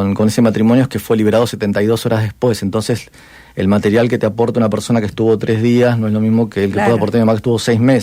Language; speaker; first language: Spanish; native; Spanish